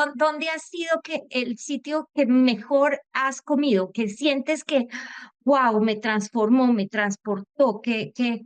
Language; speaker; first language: Spanish; native; Spanish